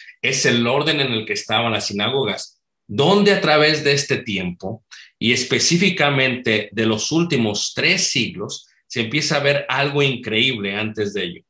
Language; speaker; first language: Spanish; native; Spanish